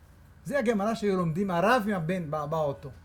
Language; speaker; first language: Hebrew; non-native, fluent; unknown